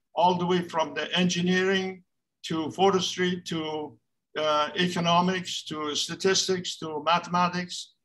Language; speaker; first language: English; non-native, fluent; Persian